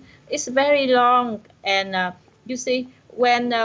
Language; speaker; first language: English; non-native, learner; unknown